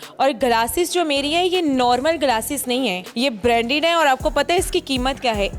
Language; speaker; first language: Urdu; non-native, local second language; Punjabi